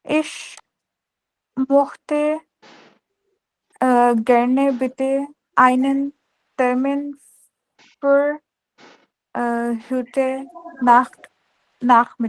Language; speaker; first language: German; non-native, learner; Urdu